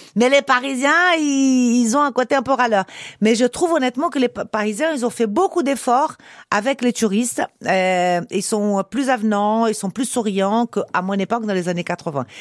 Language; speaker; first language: French; non-native, fluent; Portuguese